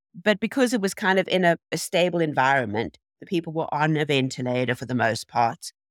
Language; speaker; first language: English; native; English